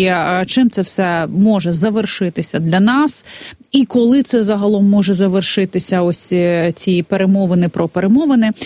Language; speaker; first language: Ukrainian; native; Ukrainian